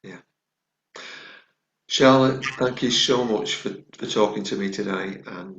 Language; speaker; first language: English; native; English